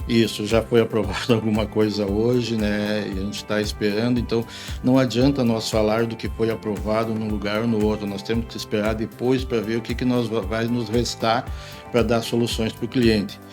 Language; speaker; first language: Portuguese; native; Portuguese